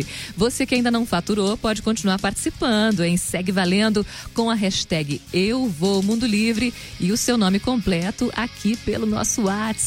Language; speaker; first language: Portuguese; native; Portuguese